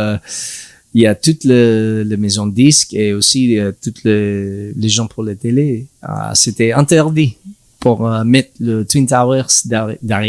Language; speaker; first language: French; non-native, learner; English